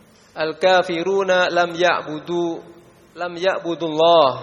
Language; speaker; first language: Arabic; non-native, learner; Indonesian